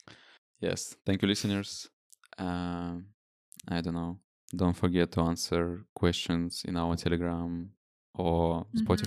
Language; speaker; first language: English; non-native, fluent; Russian